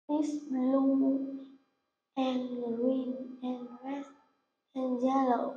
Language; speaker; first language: English; non-native, learner; Vietnamese